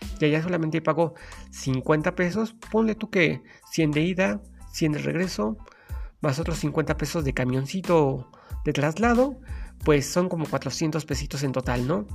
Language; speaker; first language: Spanish; native; Spanish